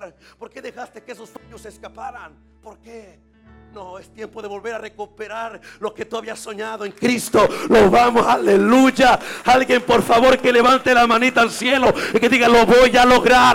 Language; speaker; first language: Spanish; native; Spanish